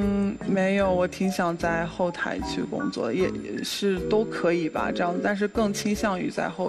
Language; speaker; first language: Chinese; native; Chinese